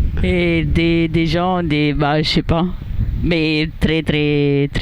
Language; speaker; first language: French; non-native, learner; Italian